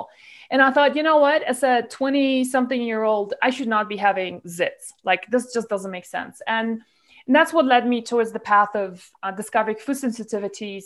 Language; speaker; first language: English; non-native, local second language; Polish